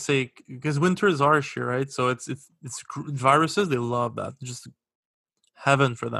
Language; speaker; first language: English; native; English